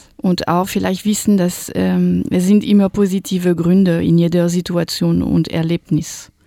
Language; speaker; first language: German; non-native, fluent; French